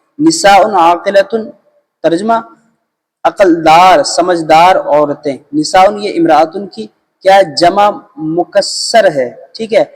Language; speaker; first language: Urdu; native; Urdu